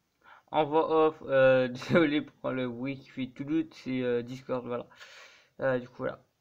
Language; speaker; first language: French; native; French